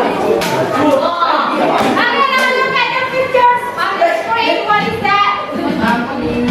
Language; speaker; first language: English; non-native, fluent; Indonesian